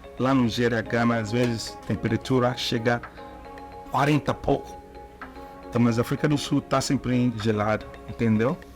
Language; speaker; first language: Portuguese; non-native, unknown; Igbo